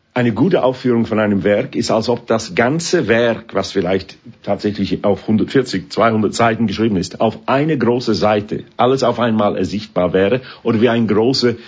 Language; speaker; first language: German; non-native, fluent; English